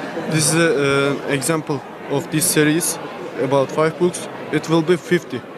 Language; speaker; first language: English; non-native, learner; Turkish